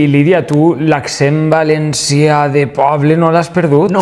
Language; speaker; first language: Catalan; native; Catalan